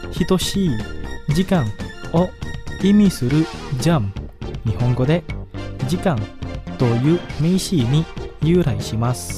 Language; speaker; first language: Japanese; non-native, fluent; Indonesian